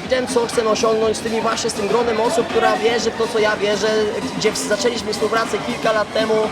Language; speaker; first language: Polish; native; Polish